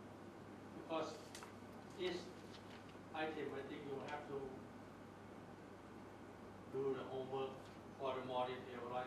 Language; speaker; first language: English; non-native, learner; Thai